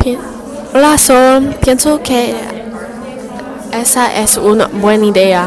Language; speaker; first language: Spanish; non-native, learner; English